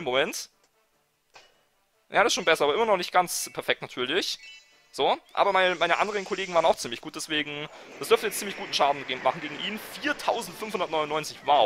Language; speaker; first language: German; native; German